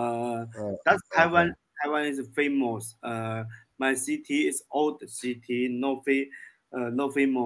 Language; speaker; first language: English; non-native, learner; Chinese